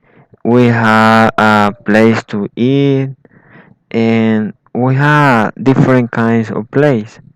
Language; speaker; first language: English; non-native, learner; Spanish